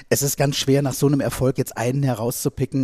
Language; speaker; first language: German; native; German